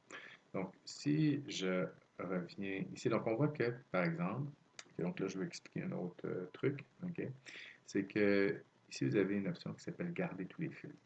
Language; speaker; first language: French; native; French